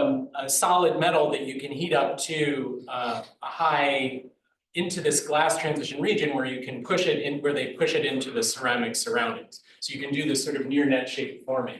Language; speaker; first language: English; native; English